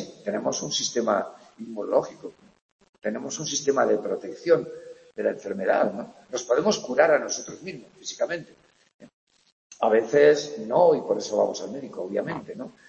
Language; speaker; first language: Spanish; native; Spanish